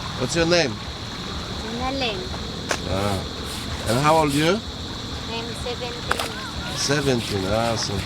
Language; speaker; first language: English; non-native, learner; Polish